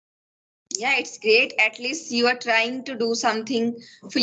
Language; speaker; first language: English; non-native, fluent; Hindi